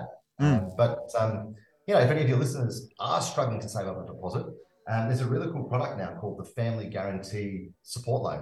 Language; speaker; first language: English; native; English